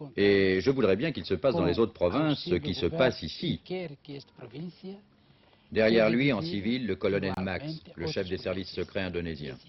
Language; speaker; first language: French; native; French